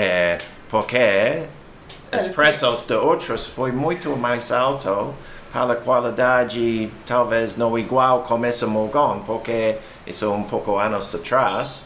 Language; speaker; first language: Portuguese; non-native, learner; English